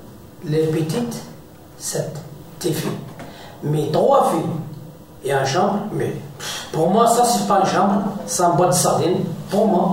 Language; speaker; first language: French; non-native, learner; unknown